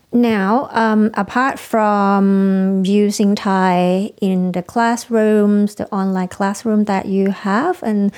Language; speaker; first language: English; non-native, fluent; Thai